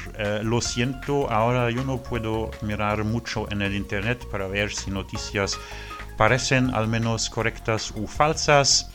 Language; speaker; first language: Spanish; non-native, learner; French